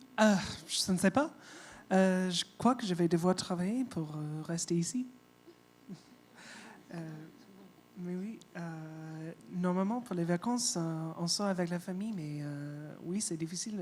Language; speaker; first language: French; non-native, fluent; English